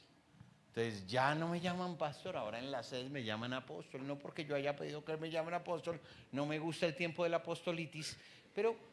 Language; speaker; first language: Spanish; native; Spanish